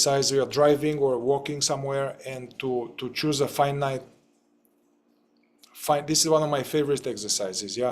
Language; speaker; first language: English; non-native, fluent; Romanian